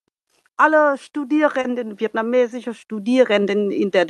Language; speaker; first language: German; non-native, learner; Vietnamese